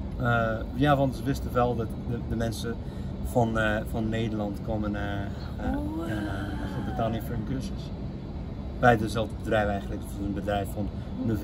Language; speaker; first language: Dutch; non-native, fluent; English